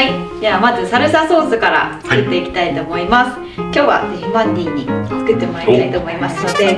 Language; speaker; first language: Japanese; native; Japanese